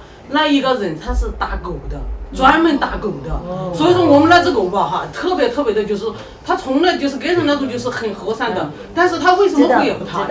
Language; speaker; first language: Chinese; native; Chinese